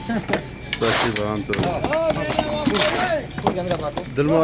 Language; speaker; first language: Russian; non-native, learner; Uzbek